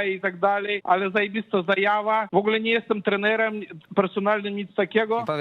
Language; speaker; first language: Polish; non-native, fluent; Latvian